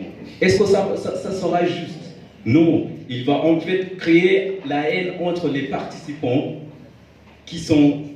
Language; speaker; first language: French; non-native, fluent; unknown